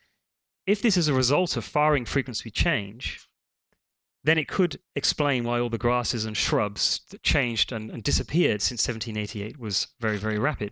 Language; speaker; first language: English; native; English